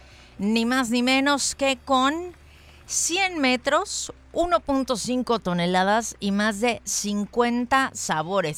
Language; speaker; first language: Spanish; native; Spanish